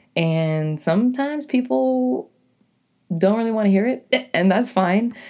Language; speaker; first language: English; native; English